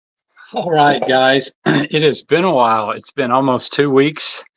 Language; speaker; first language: English; native; English